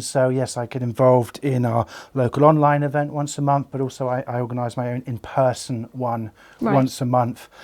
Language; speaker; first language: English; native; English